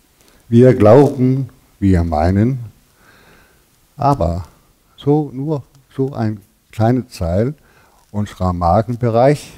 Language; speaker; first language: German; non-native, learner; Danish